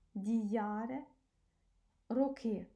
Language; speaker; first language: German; non-native, fluent; Ukrainian